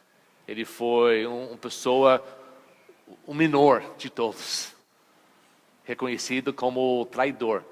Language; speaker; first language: Portuguese; non-native, fluent; English